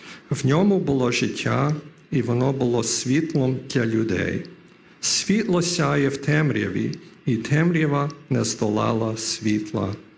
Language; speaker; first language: Ukrainian; early bilingual, heritage; Ukrainian